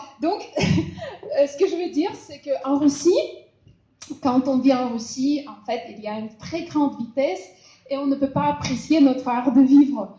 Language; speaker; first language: French; non-native, fluent; Russian